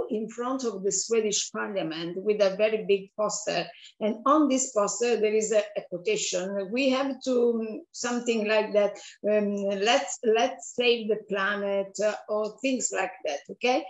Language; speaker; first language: English; non-native, fluent; Italian